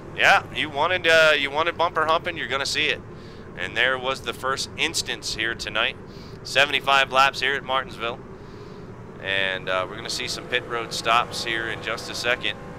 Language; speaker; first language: English; native; English